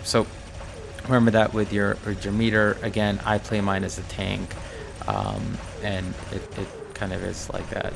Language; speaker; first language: English; native; English